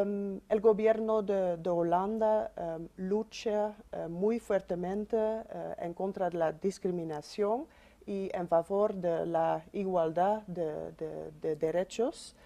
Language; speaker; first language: Spanish; non-native, fluent; Dutch